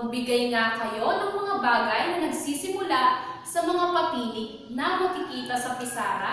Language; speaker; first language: Filipino; native; Filipino